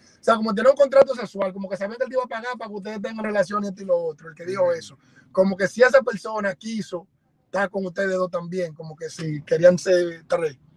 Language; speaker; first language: Spanish; early bilingual, heritage; Spanish